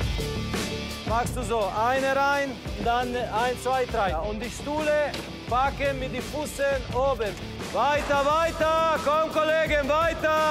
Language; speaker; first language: German; non-native, learner; Italian